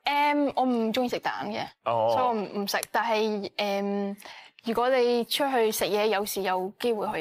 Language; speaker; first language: Cantonese; early bilingual, heritage; Cantonese